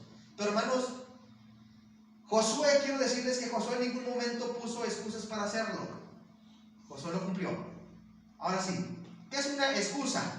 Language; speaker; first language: Spanish; native; Spanish